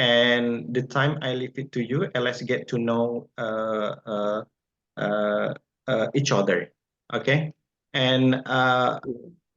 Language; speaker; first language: English; non-native, fluent; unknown